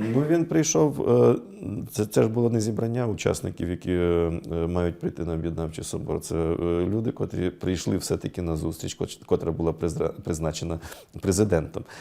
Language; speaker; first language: Ukrainian; native; Ukrainian